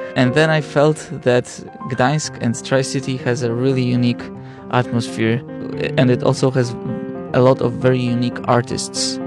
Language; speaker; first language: English; non-native, fluent; Polish